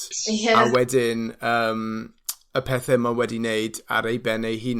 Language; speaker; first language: Welsh; non-native, fluent; English